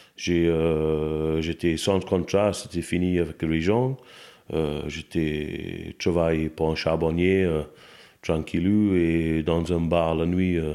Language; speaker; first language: French; non-native, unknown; English